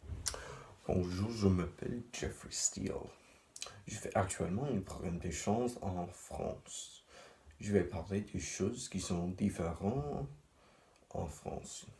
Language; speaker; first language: French; non-native, learner; English